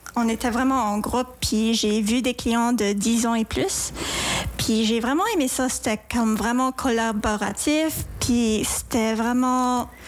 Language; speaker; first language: French; native; French